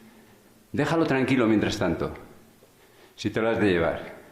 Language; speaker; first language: Spanish; native; Spanish